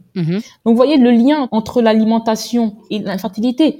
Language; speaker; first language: French; native; French